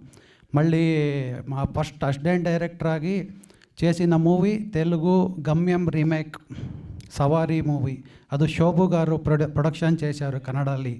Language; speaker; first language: Telugu; non-native, learner; Kannada